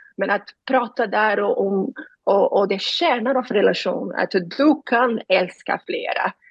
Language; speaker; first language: Swedish; non-native, fluent; Portuguese